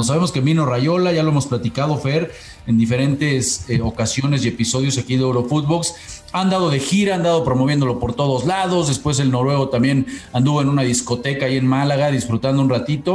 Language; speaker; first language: Spanish; native; Spanish